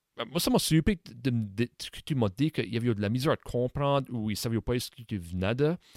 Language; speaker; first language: French; native; French